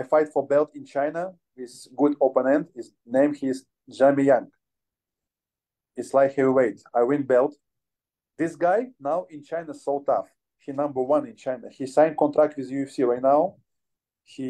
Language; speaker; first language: English; non-native, learner; Ukrainian